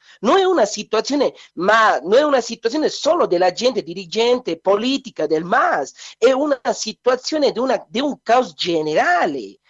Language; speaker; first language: Italian; non-native, learner; Spanish